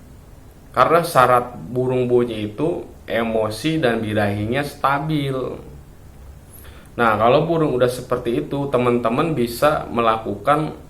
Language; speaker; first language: Indonesian; native; Indonesian